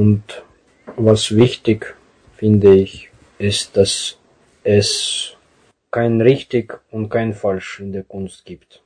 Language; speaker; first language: German; non-native, fluent; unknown